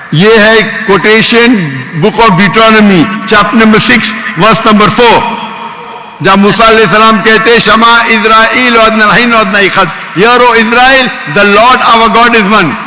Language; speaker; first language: Urdu; non-native, local second language; Konkani